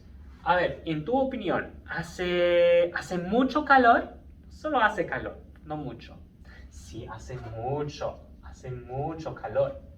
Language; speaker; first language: Spanish; non-native, fluent; English